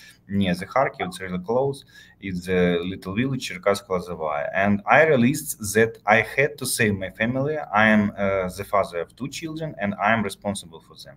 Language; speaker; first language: English; non-native, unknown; Ukrainian